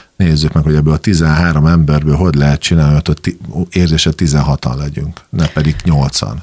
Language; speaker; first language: Hungarian; native; Hungarian